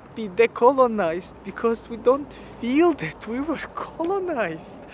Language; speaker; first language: English; non-native, fluent; Russian